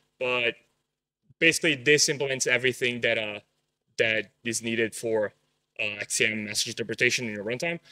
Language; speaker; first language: English; non-native, fluent; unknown